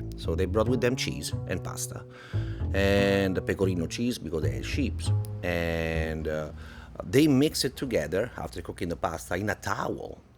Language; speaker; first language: English; non-native, fluent; Italian